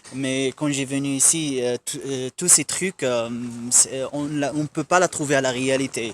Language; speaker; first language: French; non-native, local second language; Arabic